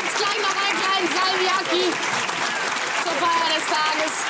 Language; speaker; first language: German; native; German